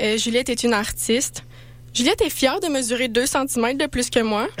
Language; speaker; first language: French; native; French